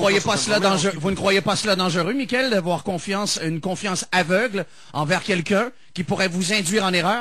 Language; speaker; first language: French; native; French